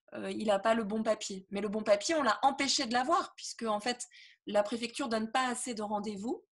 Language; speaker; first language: French; native; French